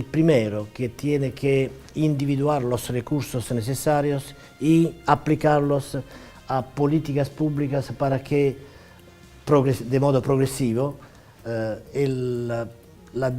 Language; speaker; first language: Spanish; non-native, fluent; Italian